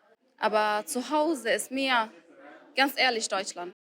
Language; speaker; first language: German; non-native, fluent; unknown